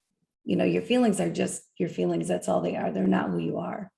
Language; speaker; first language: English; native; English